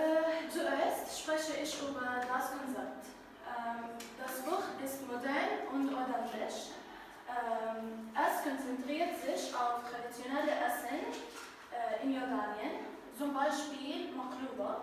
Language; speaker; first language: German; non-native, learner; Arabic